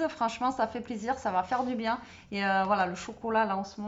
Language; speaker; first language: French; native; French